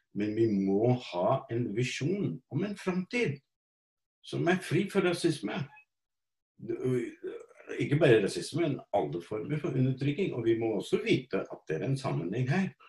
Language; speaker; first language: Norwegian; non-native, fluent; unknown